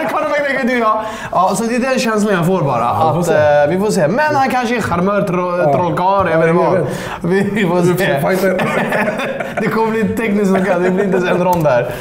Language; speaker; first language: Swedish; native; Swedish